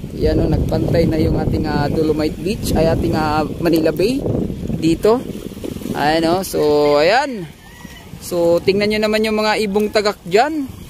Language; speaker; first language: Filipino; non-native, local second language; Cebuano